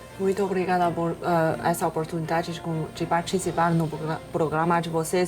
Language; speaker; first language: Portuguese; non-native, fluent; Chinese